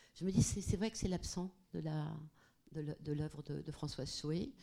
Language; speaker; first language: French; non-native, fluent; Portuguese